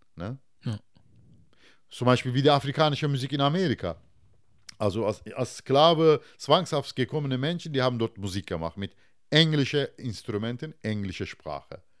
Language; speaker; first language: German; non-native, fluent; Turkish